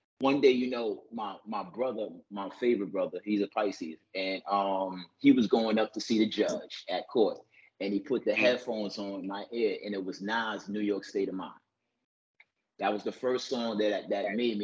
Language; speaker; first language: English; native; English